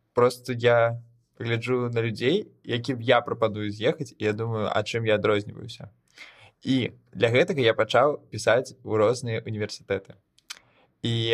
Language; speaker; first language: Belarusian; non-native, local second language; Russian